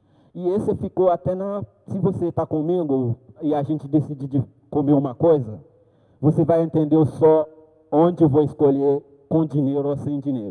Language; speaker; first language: Portuguese; non-native, learner; Haitian Creole